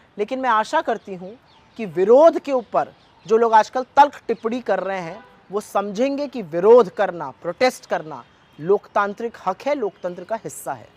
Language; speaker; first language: Hindi; native; Hindi